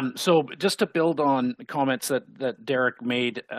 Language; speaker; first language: English; native; English